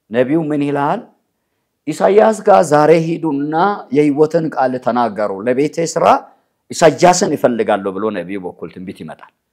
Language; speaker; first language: Amharic; non-native, local second language; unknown